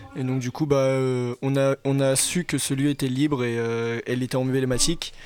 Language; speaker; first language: French; native; French